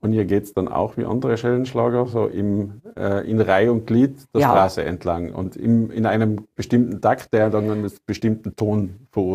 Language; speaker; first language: German; native; German